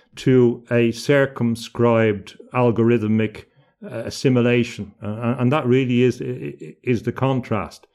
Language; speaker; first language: English; native; English